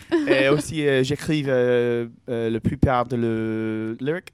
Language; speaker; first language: French; non-native, learner; English